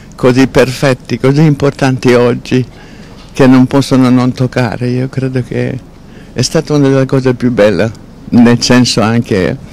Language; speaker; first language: Italian; non-native, fluent; Hungarian